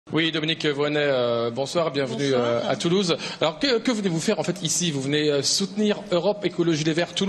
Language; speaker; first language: French; native; French